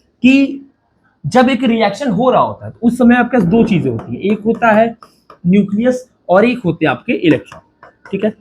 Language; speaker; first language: Hindi; native; Hindi